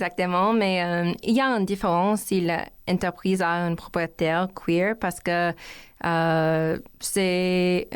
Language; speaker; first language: French; non-native, learner; English